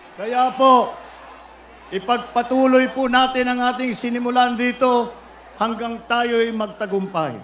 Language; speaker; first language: Filipino; native; Filipino